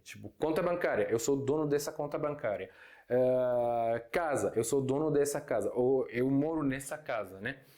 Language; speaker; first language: Portuguese; non-native, fluent; Arabic